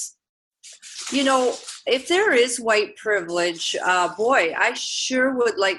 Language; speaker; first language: English; native; English